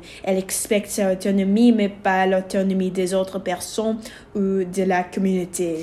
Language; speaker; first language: French; non-native, learner; English